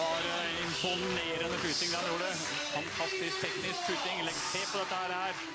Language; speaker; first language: Norwegian; native; Norwegian